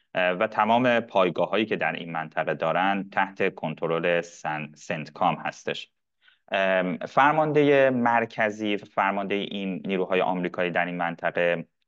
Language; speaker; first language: Persian; non-native, local second language; Arabic